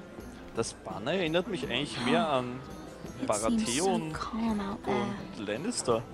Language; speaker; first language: German; native; German